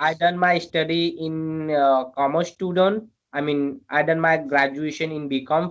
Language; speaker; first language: English; non-native, learner; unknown